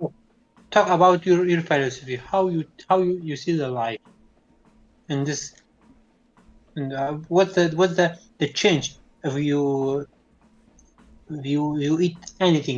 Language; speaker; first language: English; non-native, learner; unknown